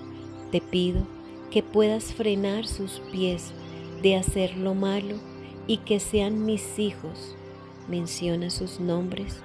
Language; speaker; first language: Spanish; native; Spanish